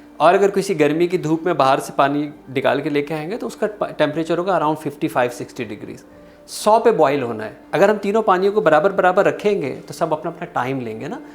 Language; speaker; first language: Urdu; native; Urdu